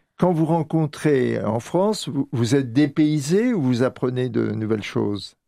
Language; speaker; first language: French; native; French